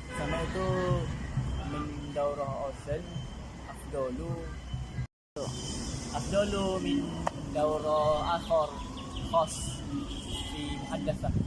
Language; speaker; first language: Arabic; non-native, learner; Indonesian